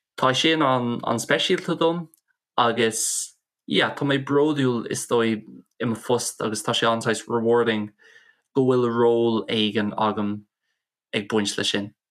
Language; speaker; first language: Irish; non-native, local second language; English